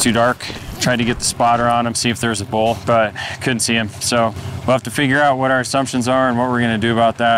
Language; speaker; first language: English; native; English